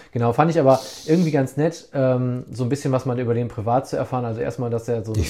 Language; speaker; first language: German; native; German